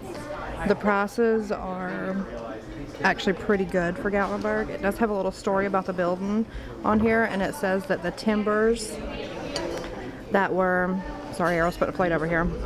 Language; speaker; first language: English; native; English